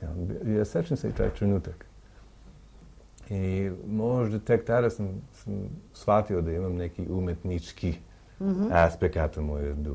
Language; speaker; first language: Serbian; non-native, learner; English